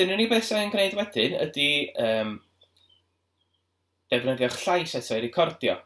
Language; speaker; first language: Welsh; native; Welsh